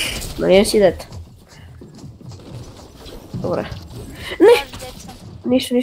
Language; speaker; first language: Bulgarian; native; Bulgarian